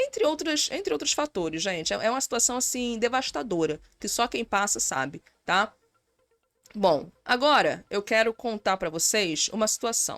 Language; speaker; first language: Portuguese; native; Portuguese